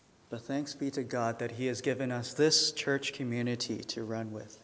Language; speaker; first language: English; early bilingual, other home language; Chinese